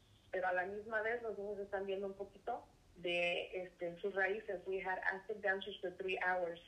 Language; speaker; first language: Spanish; early bilingual, heritage; Spanish